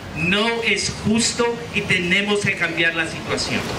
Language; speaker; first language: Spanish; early bilingual, heritage; Spanish